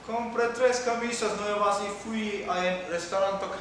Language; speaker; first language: Spanish; non-native, learner; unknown